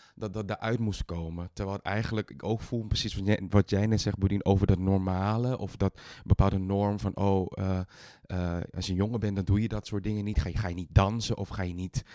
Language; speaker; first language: Dutch; early bilingual, other home language; Thai